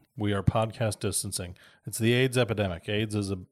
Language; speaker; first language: English; early bilingual, other home language; Swedish